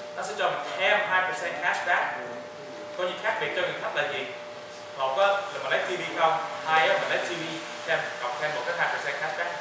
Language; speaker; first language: Vietnamese; early bilingual, heritage; Vietnamese